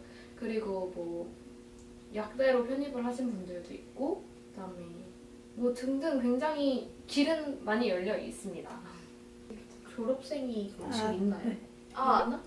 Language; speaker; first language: Korean; native; Korean